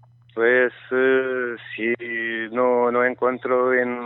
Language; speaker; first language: Spanish; non-native, learner; Romanian